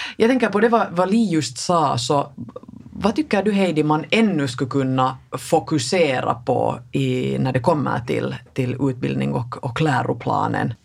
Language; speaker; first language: Swedish; native; Swedish